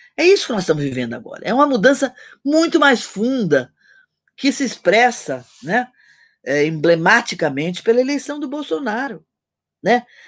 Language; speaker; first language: Portuguese; native; Portuguese